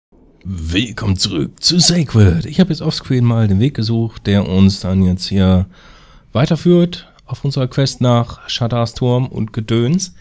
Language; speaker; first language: German; native; German